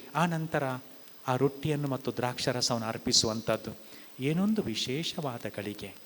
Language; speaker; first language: Kannada; non-native, local second language; Konkani